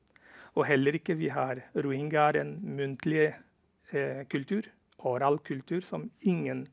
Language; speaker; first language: Norwegian; non-native, fluent; Rohingya